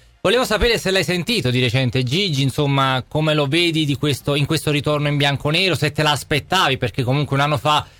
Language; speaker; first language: Italian; native; Italian